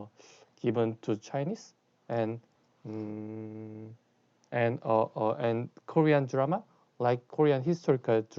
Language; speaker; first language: English; non-native, learner; Korean